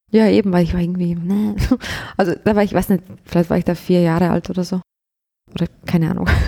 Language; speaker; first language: German; early bilingual, other home language; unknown